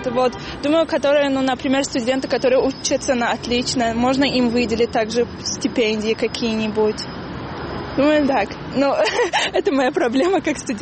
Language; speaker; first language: Russian; non-native, local second language; Tajik